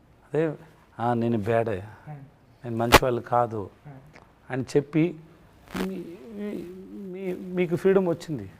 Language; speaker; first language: Telugu; non-native, learner; Tamil